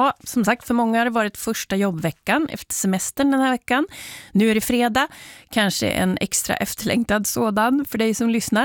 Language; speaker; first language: Swedish; native; Swedish